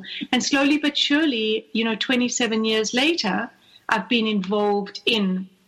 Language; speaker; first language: English; native; English